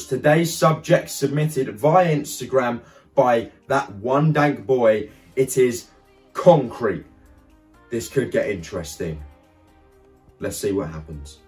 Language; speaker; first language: English; native; English